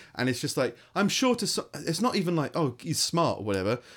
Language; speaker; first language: English; native; English